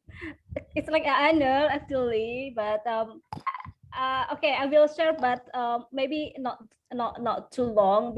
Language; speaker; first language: English; non-native, fluent; Indonesian